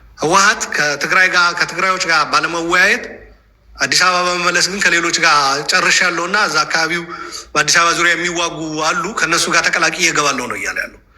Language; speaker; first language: Amharic; non-native, local second language; Tigrinya